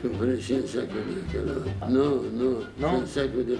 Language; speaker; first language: Spanish; non-native, learner; Arabic